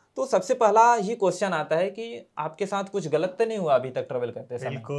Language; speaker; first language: Hindi; native; Hindi